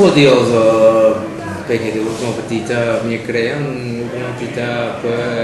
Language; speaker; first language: Italian; non-native, learner; English